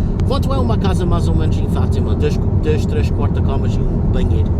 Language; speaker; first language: Portuguese; non-native, learner; English